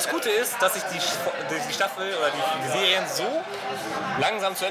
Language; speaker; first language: German; native; German